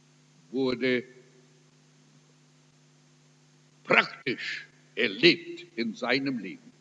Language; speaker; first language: German; early bilingual, heritage; German